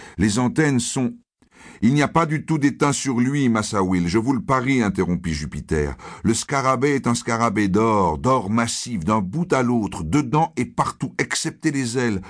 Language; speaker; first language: French; native; French